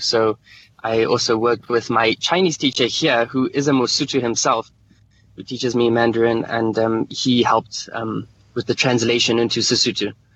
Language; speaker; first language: English; native; English